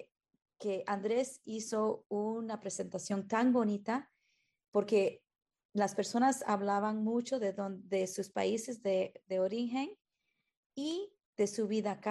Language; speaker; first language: Spanish; early bilingual, heritage; Spanish